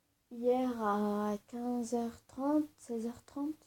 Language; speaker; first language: French; early bilingual, other home language; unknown